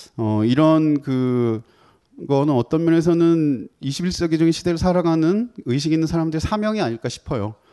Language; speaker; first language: Korean; native; Korean